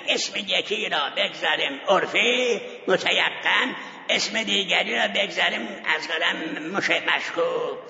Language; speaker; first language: Persian; non-native, local second language; Azerbaijani